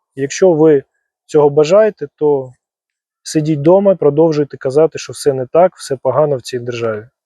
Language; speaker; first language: Ukrainian; non-native, local second language; Russian